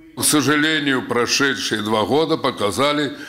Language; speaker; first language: Russian; native; Russian